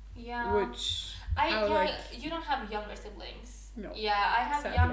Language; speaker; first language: English; non-native, fluent; Norwegian